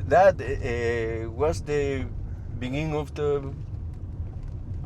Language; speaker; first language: English; non-native, fluent; Spanish